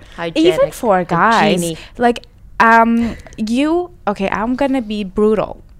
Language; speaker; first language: English; non-native, fluent; Persian